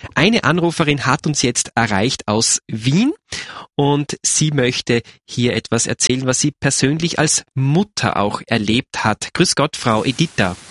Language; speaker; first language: German; native; German